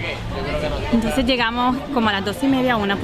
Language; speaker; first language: Spanish; native; Spanish